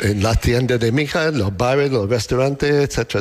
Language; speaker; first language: Spanish; non-native, learner; English